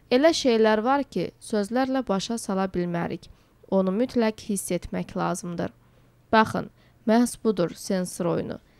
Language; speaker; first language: Azerbaijani; non-native, local second language; Georgian